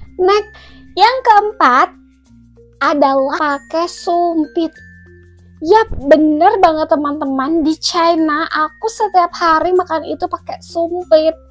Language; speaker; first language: Indonesian; native; Indonesian